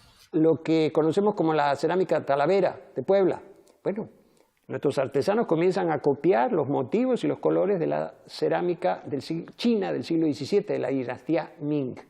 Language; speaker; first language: Spanish; native; Spanish